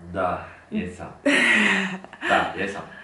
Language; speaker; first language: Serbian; non-native, learner; Turkish